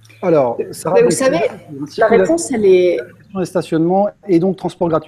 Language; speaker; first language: French; native; French